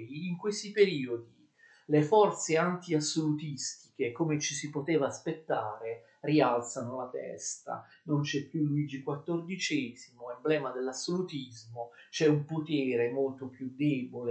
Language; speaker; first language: Italian; native; Italian